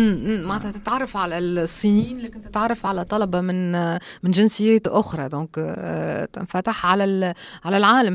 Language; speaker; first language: Arabic; native; Arabic